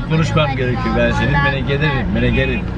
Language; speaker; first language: Turkish; early bilingual, heritage; Turkish